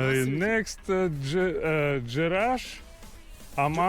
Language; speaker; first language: English; non-native, learner; Russian